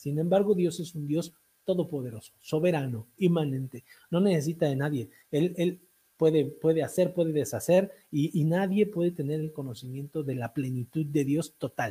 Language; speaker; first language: Spanish; native; Spanish